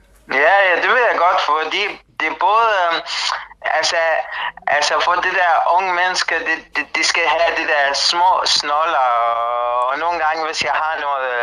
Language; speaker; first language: Danish; non-native, learner; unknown